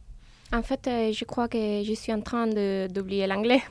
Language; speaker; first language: French; non-native, learner; Spanish